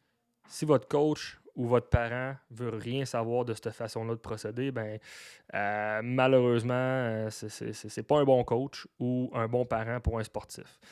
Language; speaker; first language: French; native; French